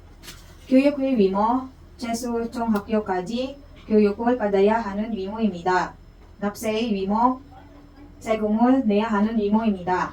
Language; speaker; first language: Korean; non-native, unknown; Filipino